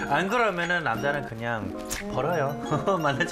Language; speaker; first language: Korean; non-native, fluent; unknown